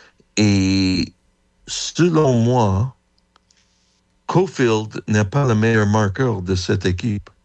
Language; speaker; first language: French; non-native, fluent; English